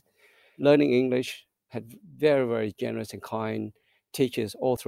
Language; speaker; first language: English; early bilingual, other home language; Vietnamese